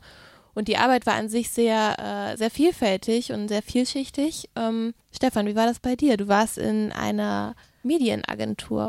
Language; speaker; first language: German; native; German